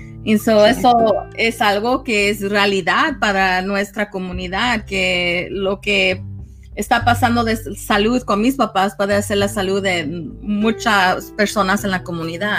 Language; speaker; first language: Spanish; early bilingual, heritage; Spanish